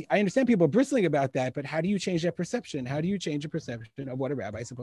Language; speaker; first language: English; native; English